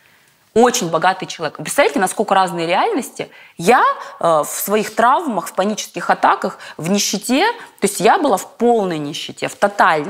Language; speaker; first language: Russian; native; Russian